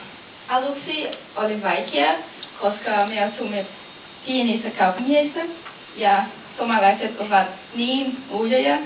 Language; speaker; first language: Finnish; non-native, learner; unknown